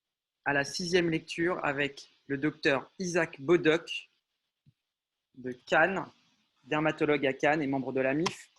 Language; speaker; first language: French; native; French